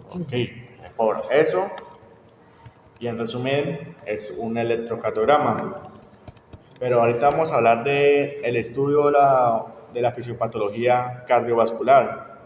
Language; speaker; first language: Spanish; native; Spanish